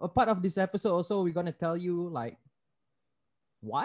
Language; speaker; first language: English; non-native, local second language; Malay